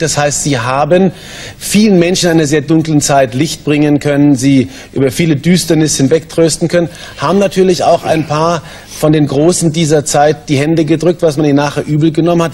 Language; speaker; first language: German; native; German